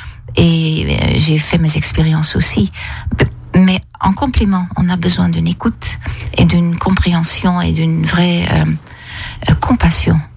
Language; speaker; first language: French; non-native, fluent; Dutch